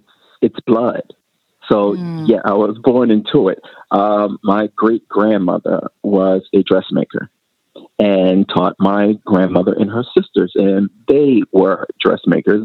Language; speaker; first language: English; native; English